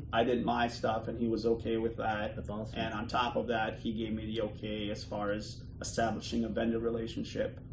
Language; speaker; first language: English; early bilingual, other home language; Bosnian